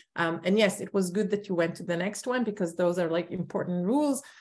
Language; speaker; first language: English; non-native, fluent; Hebrew